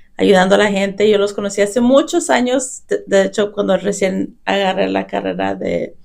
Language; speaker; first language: Spanish; early bilingual, heritage; Spanish